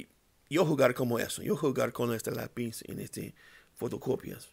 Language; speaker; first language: Spanish; non-native, learner; English